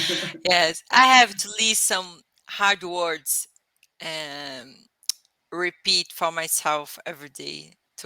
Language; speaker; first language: English; non-native, learner; Portuguese